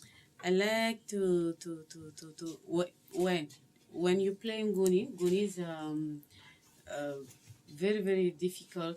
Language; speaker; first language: English; non-native, learner; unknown